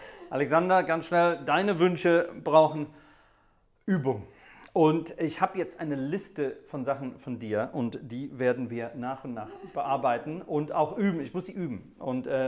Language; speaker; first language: German; non-native, fluent; English